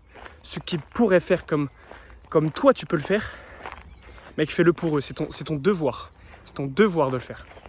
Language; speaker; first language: French; native; French